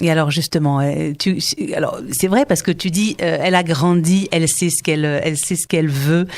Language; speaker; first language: French; native; French